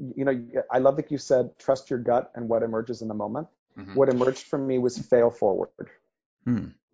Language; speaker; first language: English; early bilingual, other home language; Spanish